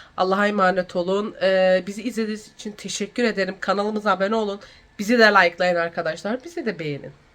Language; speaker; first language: Turkish; early bilingual, heritage; Turkish